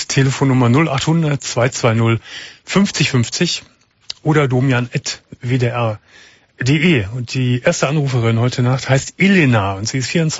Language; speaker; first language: German; native; German